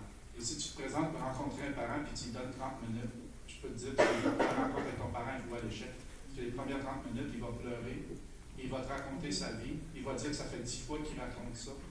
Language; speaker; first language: French; native; French